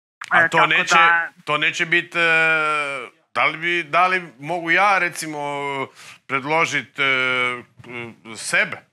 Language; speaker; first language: Croatian; native; Croatian